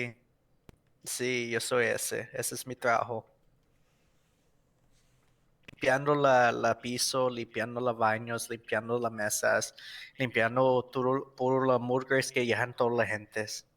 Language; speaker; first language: Spanish; non-native, learner; English